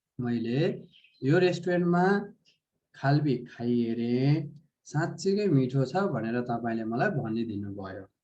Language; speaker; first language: Nepali; native; Nepali